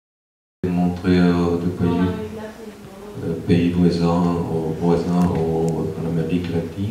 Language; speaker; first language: French; non-native, fluent; Spanish